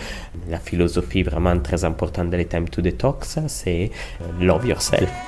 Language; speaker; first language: French; non-native, learner; Italian